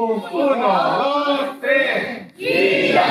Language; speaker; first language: Japanese; early bilingual, heritage; Spanish